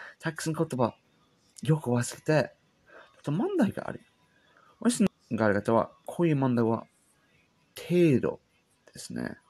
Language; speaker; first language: Japanese; non-native, learner; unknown